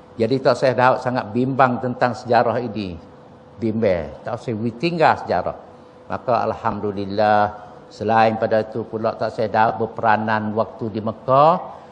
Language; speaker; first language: Malay; native; Malay